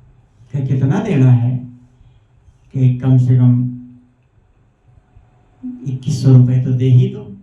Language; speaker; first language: Hindi; native; Hindi